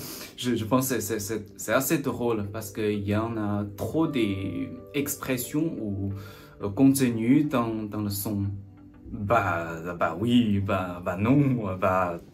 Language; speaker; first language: French; non-native, learner; Chinese